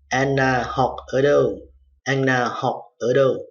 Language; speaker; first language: Vietnamese; non-native, fluent; Thai